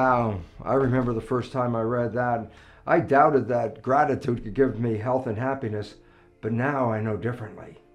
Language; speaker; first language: English; native; English